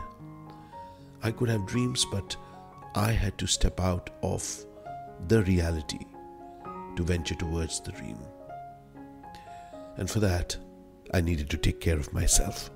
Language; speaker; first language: English; non-native, local second language; Hindi